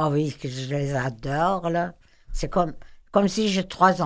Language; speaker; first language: French; non-native, fluent; Persian